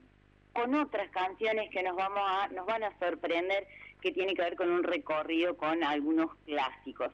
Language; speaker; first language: Spanish; native; Spanish